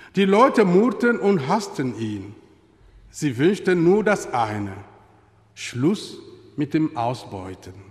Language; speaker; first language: German; non-native, fluent; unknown